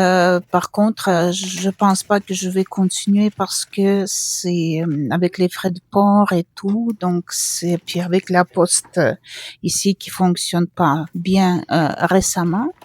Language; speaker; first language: French; non-native, fluent; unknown